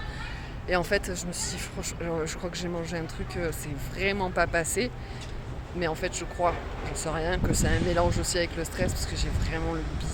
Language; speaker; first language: French; native; French